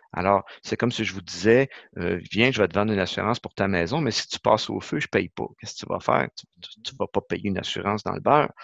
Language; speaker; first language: French; native; French